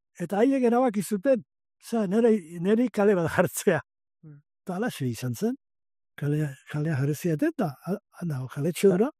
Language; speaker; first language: Basque; native; Basque